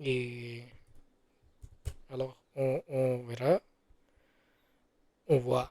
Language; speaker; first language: French; non-native, learner; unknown